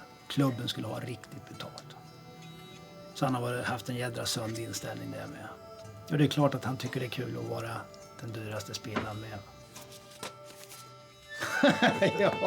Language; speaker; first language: Swedish; native; Swedish